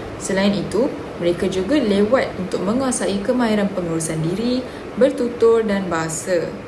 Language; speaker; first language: Malay; native; Malay